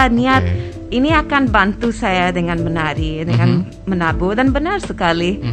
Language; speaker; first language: Indonesian; non-native, fluent; English